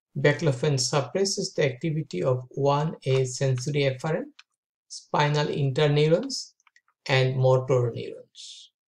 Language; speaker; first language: English; non-native, local second language; Bangla